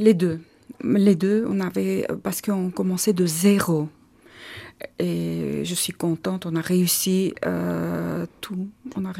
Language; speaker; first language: French; non-native, fluent; Armenian